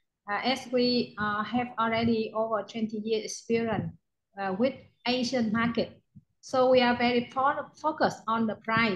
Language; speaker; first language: English; non-native, learner; Vietnamese